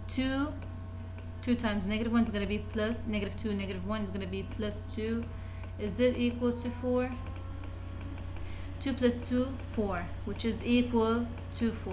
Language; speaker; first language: English; non-native, fluent; Arabic